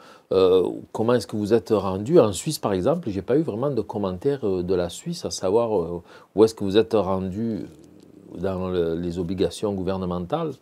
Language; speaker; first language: French; native; French